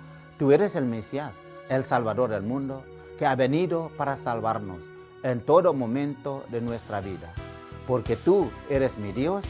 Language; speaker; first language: Spanish; non-native, fluent; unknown